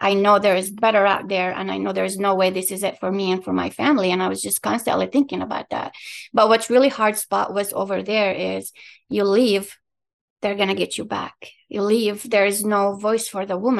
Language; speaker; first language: English; non-native, fluent; Arabic